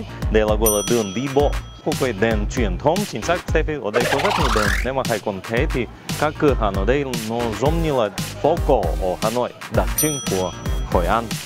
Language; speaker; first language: Vietnamese; non-native, learner; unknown